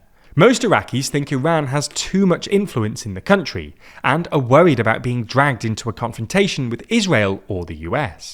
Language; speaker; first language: English; native; English